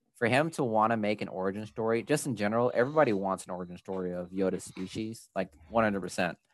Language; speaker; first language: English; early bilingual, other home language; Spanish